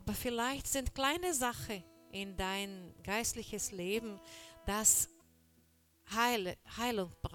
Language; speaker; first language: German; non-native, learner; Portuguese